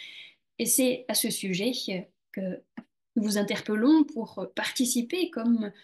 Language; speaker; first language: French; native; French